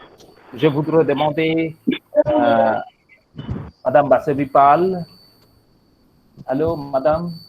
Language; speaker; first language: French; non-native, fluent; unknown